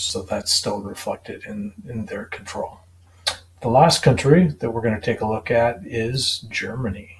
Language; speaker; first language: English; native; English